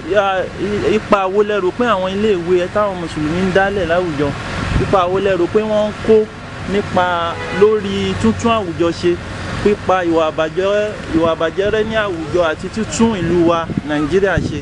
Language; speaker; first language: English; non-native, local second language; Yoruba